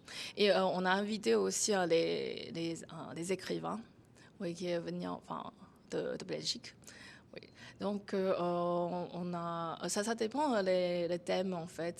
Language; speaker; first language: French; non-native, fluent; Chinese